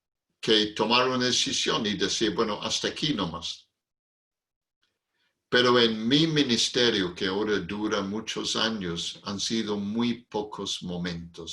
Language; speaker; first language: Spanish; non-native, fluent; English